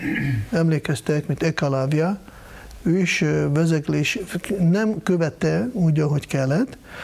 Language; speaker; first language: Hungarian; non-native, fluent; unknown